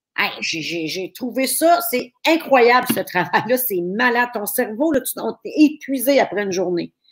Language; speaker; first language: French; native; French